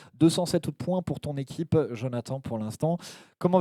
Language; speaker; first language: French; native; French